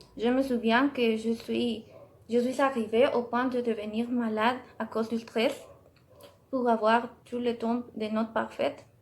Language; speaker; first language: French; non-native, learner; Spanish